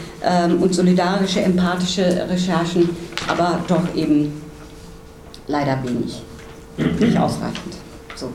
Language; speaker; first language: German; native; German